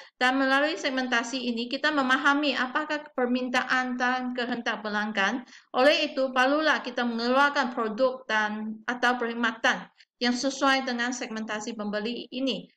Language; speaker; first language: Malay; non-native, local second language; Chinese